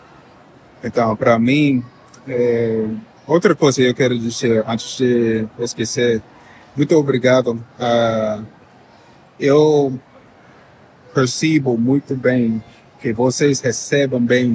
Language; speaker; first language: Portuguese; non-native, fluent; English